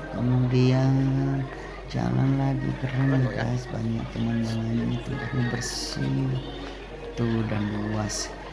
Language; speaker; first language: Indonesian; native; Indonesian